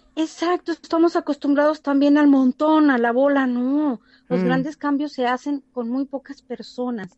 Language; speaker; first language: Spanish; native; Spanish